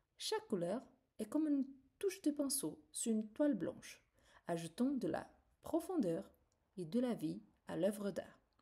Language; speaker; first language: French; non-native, fluent; Portuguese